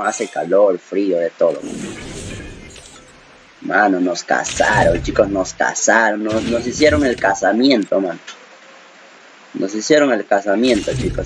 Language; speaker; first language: Spanish; native; Spanish